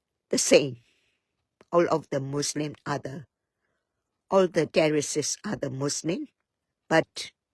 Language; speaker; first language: English; non-native, learner; Burmese